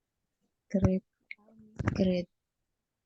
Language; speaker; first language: English; non-native, learner; Indonesian